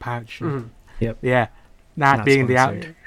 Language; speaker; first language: English; non-native, local second language; Cantonese